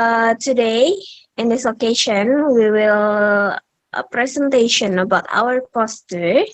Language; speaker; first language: English; non-native, learner; Indonesian